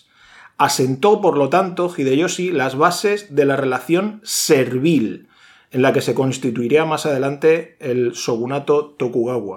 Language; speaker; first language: Spanish; native; Spanish